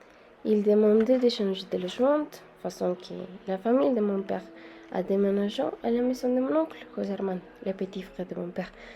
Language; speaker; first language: French; non-native, learner; Spanish